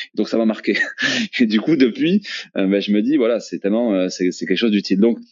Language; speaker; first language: French; native; French